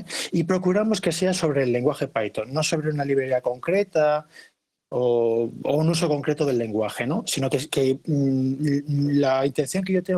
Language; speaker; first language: Spanish; native; Spanish